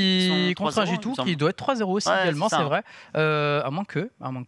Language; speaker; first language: French; native; French